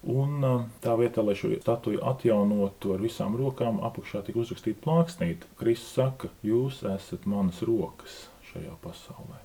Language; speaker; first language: Latvian; native; Latvian